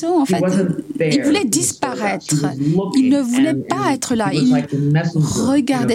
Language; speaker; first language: French; non-native, learner; English